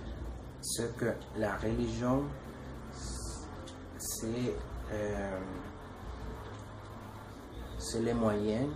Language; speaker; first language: French; non-native, learner; Spanish